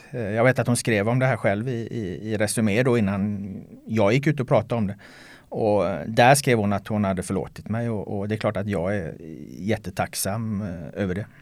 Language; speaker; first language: Swedish; native; Swedish